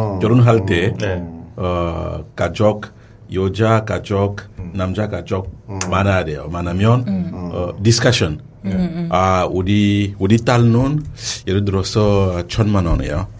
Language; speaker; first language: Korean; non-native, learner; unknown